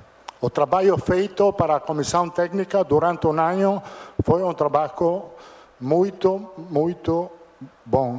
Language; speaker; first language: Portuguese; non-native, fluent; Italian